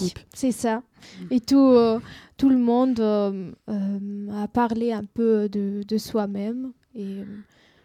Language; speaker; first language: French; non-native, learner; German